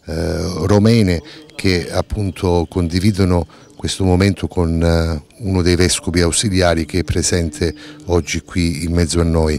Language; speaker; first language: Italian; native; Italian